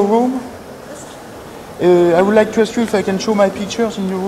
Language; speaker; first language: English; non-native, fluent; French